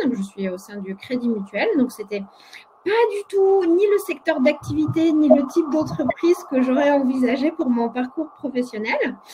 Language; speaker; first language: French; non-native, fluent; Polish